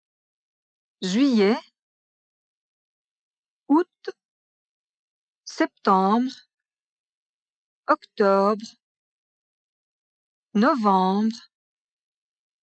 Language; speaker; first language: French; native; French